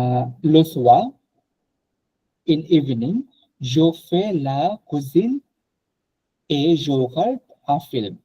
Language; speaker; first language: French; non-native, fluent; Bangla